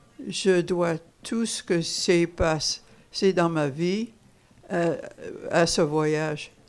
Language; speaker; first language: French; non-native, fluent; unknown